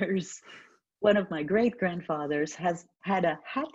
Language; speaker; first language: English; non-native, fluent; Turkish